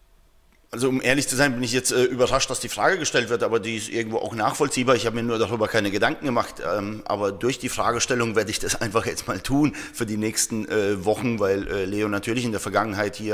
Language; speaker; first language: German; native; German